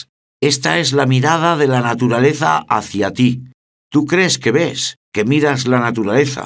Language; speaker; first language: Spanish; native; Spanish